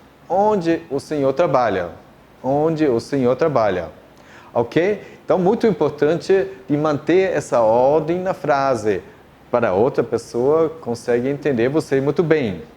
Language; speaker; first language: Portuguese; non-native, fluent; German